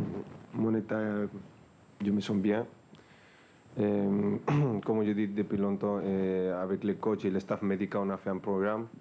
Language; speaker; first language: French; non-native, fluent; Spanish